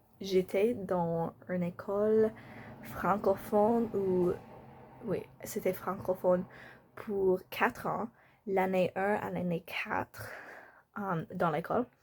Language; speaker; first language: French; non-native, learner; English